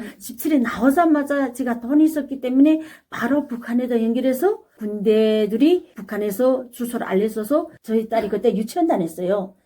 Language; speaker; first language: Korean; native; Korean